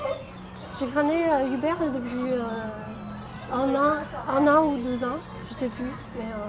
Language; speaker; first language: French; non-native, fluent; Chinese